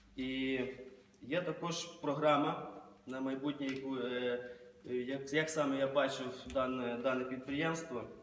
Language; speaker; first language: Ukrainian; native; Ukrainian